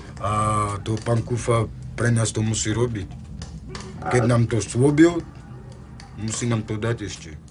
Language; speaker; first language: Slovak; non-native, local second language; Romany